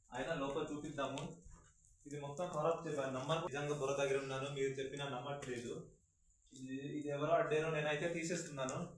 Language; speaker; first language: Telugu; non-native, local second language; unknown